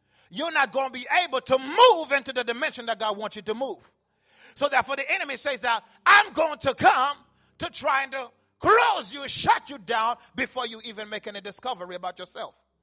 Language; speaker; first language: English; non-native, fluent; Haitian Creole